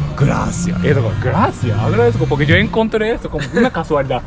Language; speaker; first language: Spanish; non-native, learner; Japanese